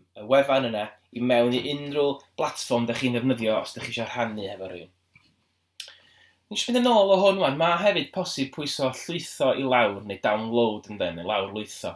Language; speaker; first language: Welsh; native; Welsh